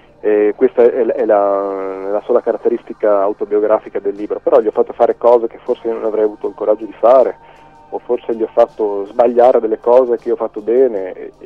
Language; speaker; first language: Italian; native; Italian